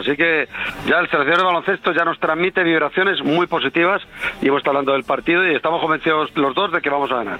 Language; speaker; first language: Spanish; native; Spanish